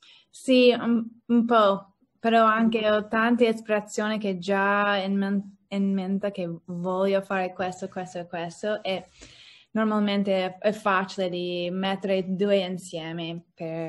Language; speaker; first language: Italian; non-native, learner; English